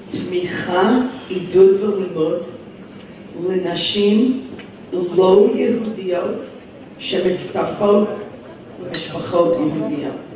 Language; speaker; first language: Hebrew; non-native, fluent; English